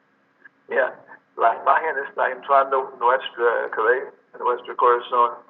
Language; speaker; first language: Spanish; non-native, learner; English